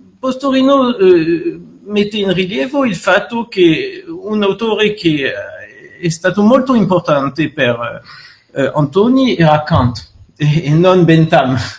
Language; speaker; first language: Italian; non-native, fluent; French